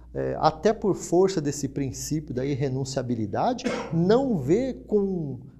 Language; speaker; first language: Portuguese; native; Portuguese